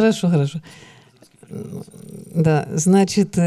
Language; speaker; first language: Russian; early bilingual, heritage; Russian